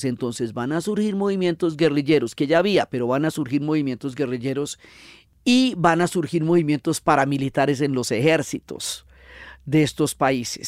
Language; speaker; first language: Spanish; native; Spanish